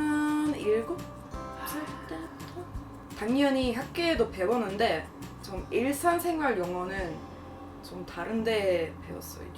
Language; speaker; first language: Korean; non-native, fluent; Swedish